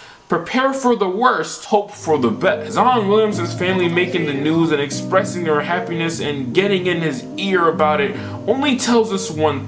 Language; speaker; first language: English; native; English